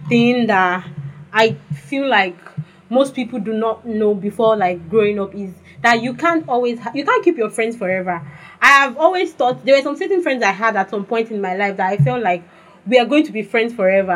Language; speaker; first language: English; non-native, local second language; Yoruba